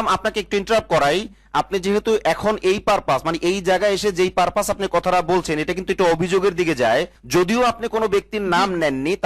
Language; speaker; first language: Bangla; native; Bangla